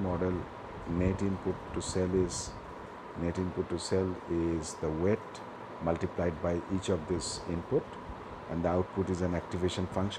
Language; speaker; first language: English; non-native, local second language; Bangla